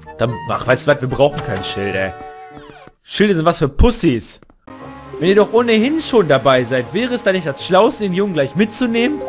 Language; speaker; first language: German; native; German